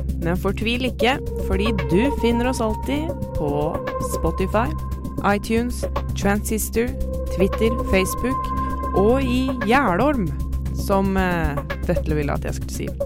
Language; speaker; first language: Norwegian; native; Norwegian